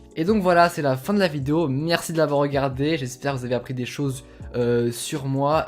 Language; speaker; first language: French; native; French